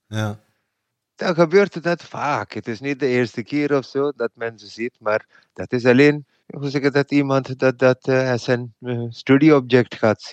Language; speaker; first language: Dutch; non-native, fluent; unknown